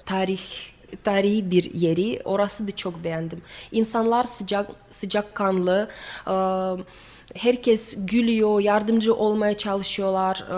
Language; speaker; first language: Turkish; non-native, learner; Russian